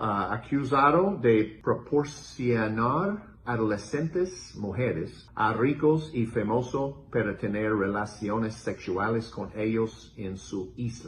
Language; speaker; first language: Spanish; non-native, learner; English